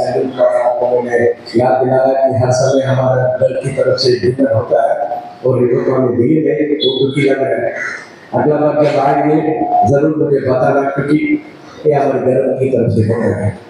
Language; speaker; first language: Hindi; non-native, local second language; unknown